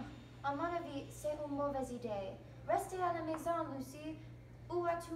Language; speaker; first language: French; non-native, learner; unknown